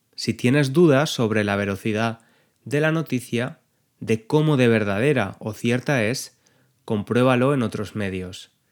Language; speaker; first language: Spanish; native; Spanish